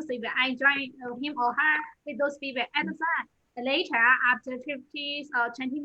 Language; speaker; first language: English; non-native, learner; Burmese